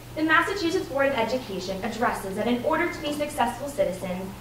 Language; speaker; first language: English; native; English